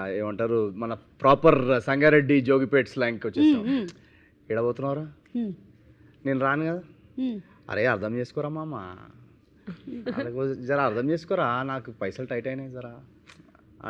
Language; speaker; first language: Telugu; native; Telugu